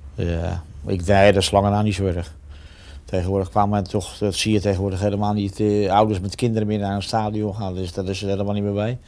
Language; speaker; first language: Dutch; native; Dutch